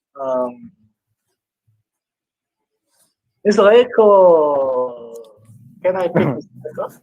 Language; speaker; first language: English; non-native, learner; Indonesian